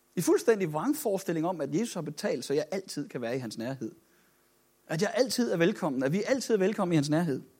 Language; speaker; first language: Danish; native; Danish